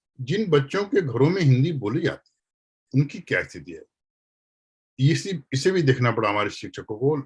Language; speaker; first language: Hindi; native; Hindi